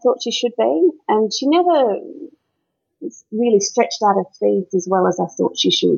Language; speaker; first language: English; native; English